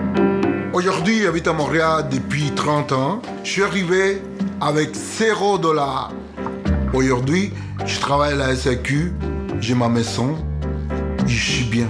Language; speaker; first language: French; non-native, fluent; Spanish